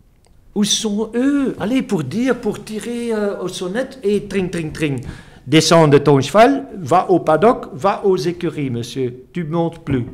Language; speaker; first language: French; non-native, fluent; Dutch